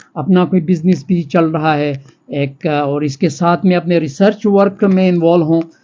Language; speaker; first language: Urdu; non-native, local second language; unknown